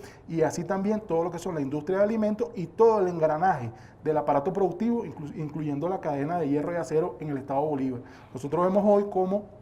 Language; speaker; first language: Spanish; native; Spanish